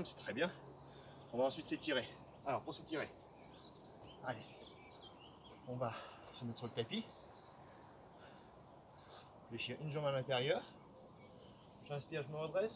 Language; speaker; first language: French; native; French